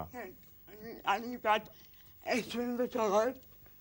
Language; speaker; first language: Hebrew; non-native, learner; English